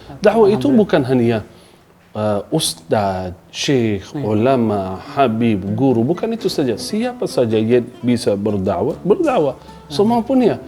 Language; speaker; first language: Indonesian; non-native, fluent; Arabic